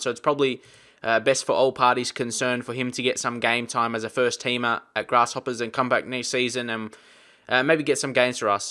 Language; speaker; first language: English; native; English